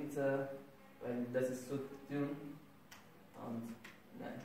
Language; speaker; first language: German; non-native, learner; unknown